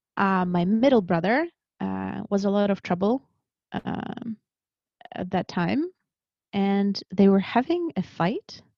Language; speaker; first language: English; early bilingual, other home language; Russian